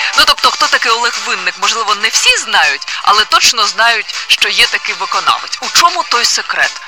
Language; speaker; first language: Ukrainian; native; Ukrainian